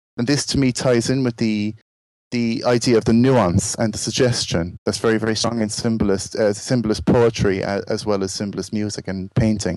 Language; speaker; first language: English; native; English